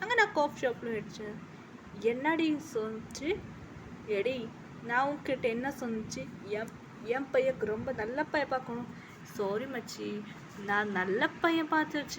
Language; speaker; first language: Tamil; non-native, learner; Malayalam